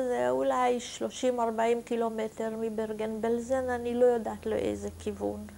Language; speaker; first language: Hebrew; non-native, fluent; Hungarian